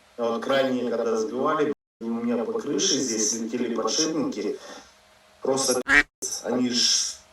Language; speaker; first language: Russian; native; Russian